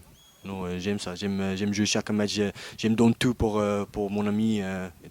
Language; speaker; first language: French; non-native, learner; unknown